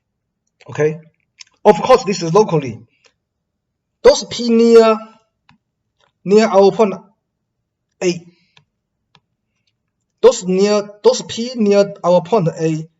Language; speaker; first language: English; non-native, fluent; Chinese